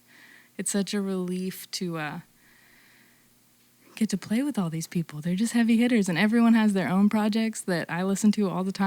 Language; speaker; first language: English; native; English